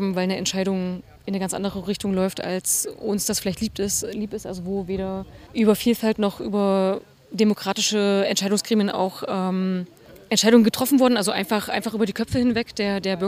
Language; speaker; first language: German; native; German